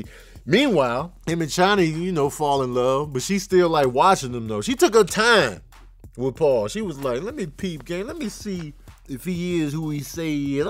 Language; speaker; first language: English; native; English